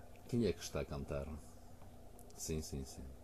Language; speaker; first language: Portuguese; early bilingual, heritage; French